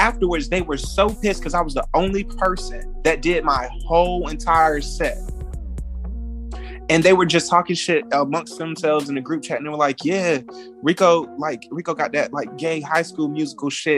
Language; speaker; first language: English; native; English